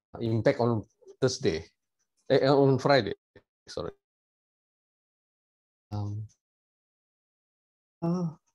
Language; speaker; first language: English; non-native, local second language; Malay